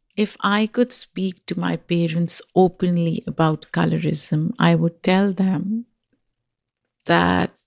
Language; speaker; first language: English; non-native, local second language; Urdu